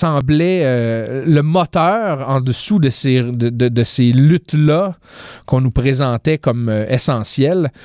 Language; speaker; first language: French; native; French